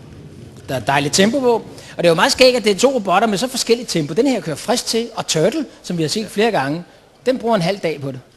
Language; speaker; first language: Danish; native; Danish